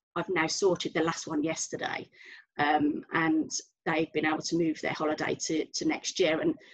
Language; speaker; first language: English; native; English